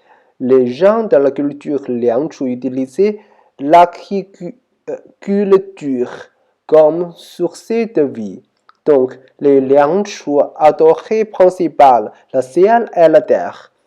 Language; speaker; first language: French; non-native, learner; Chinese